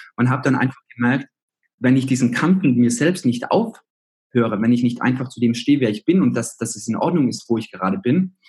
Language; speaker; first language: German; native; German